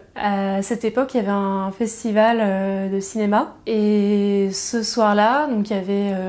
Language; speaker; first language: French; native; French